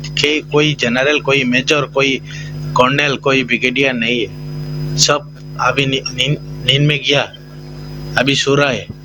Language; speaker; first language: Hindi; non-native, fluent; Bangla